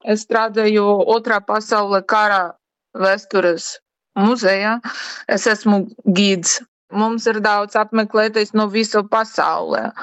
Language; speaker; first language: Latvian; non-native, learner; Ukrainian